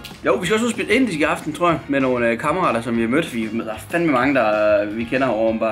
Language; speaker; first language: Danish; native; Danish